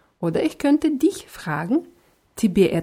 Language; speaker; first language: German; non-native, fluent; Russian